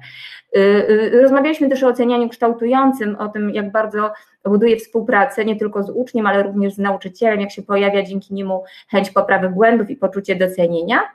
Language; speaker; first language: Polish; native; Polish